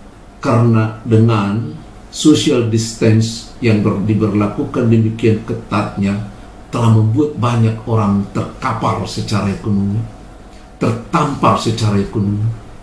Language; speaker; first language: Indonesian; native; Indonesian